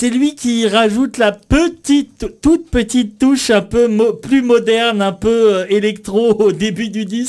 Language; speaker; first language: French; native; French